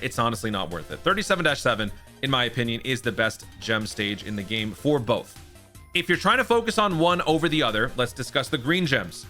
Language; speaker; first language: English; native; English